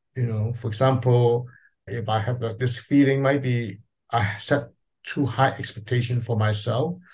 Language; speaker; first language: English; non-native, local second language; Cantonese